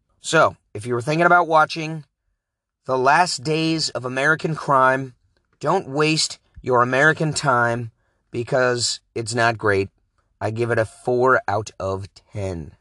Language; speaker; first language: English; native; English